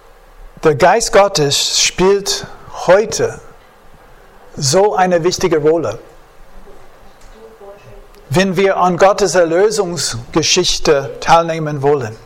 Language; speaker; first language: German; non-native, fluent; English